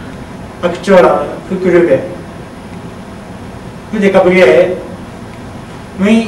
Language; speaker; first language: Russian; non-native, learner; Japanese